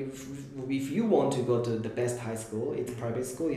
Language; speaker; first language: English; non-native, fluent; Japanese